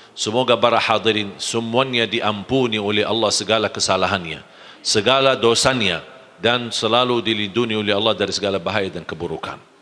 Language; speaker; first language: Malay; non-native, fluent; Arabic